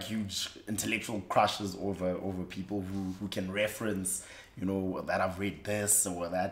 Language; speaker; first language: English; non-native, local second language; Xhosa